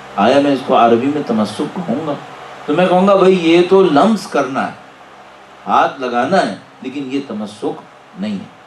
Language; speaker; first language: Urdu; native; Urdu